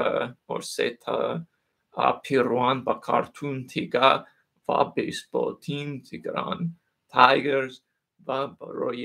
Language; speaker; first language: Persian; non-native, learner; English